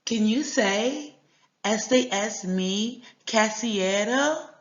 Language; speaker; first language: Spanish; non-native, learner; English